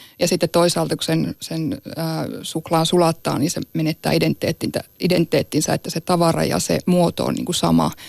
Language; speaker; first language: Finnish; non-native, local second language; Northern Sami